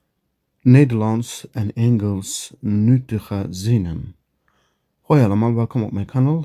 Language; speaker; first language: Dutch; non-native, learner; Turkish